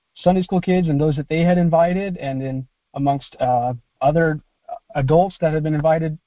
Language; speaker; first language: English; native; English